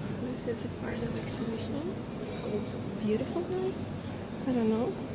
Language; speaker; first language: English; non-native, fluent; Russian